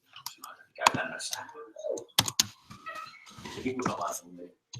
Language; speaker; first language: Finnish; native; Finnish